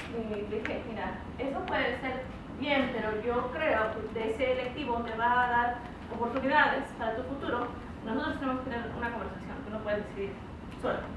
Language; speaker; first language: Spanish; early bilingual, other home language; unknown